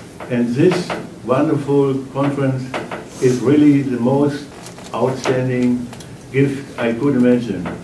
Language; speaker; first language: English; non-native, fluent; German